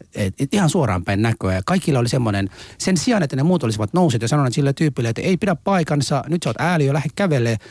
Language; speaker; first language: Finnish; non-native, fluent; Somali